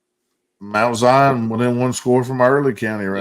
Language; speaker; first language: English; native; English